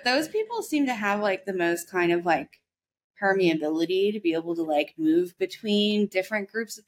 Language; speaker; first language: English; native; English